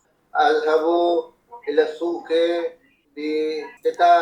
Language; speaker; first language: Arabic; non-native, learner; Urdu